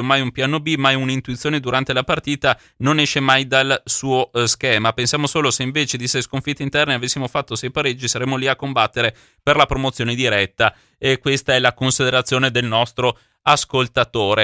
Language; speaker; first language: Italian; native; Italian